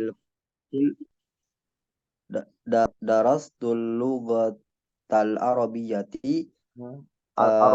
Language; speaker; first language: Arabic; non-native, learner; Indonesian